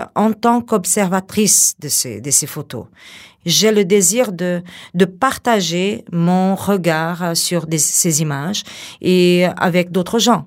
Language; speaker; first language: French; non-native, fluent; Portuguese